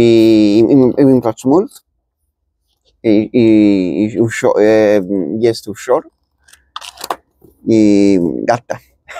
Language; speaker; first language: Romanian; non-native, learner; Spanish